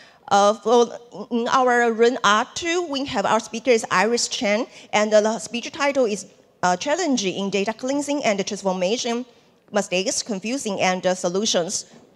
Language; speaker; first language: English; non-native, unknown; Chinese